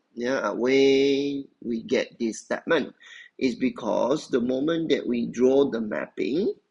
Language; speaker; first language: English; non-native, local second language; Chinese